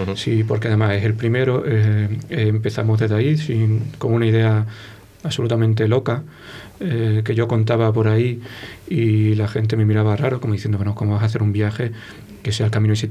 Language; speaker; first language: Spanish; native; Spanish